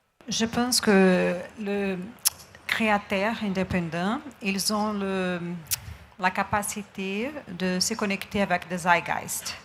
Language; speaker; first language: French; non-native, learner; Portuguese